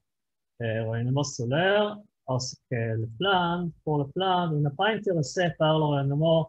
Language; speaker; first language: French; non-native, fluent; Hebrew